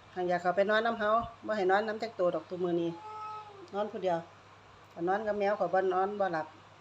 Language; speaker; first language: Thai; native; Thai